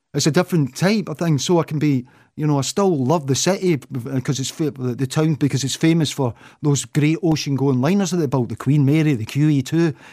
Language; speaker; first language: English; native; English